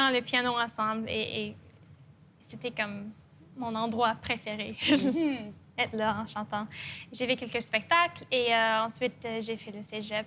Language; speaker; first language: French; non-native, local second language; English